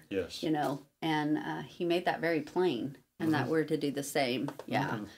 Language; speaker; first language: English; native; English